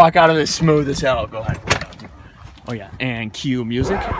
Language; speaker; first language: English; native; English